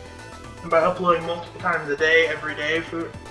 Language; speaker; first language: English; native; English